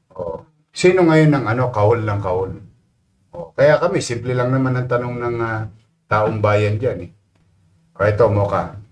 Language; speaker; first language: Filipino; native; Filipino